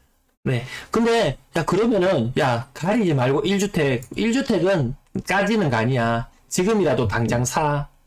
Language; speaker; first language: Korean; native; Korean